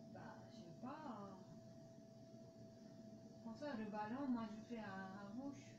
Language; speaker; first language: French; non-native, learner; Japanese